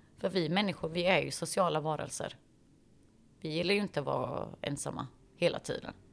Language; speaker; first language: Swedish; early bilingual, other home language; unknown